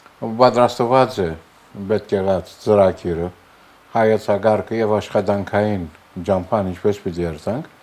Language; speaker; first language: Armenian; early bilingual, heritage; Armenian